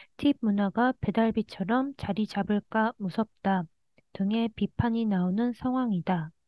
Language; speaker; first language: Korean; early bilingual, heritage; Korean